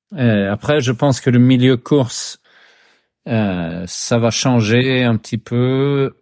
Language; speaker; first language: French; non-native, fluent; Swedish